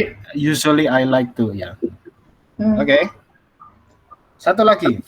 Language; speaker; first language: English; non-native, fluent; Indonesian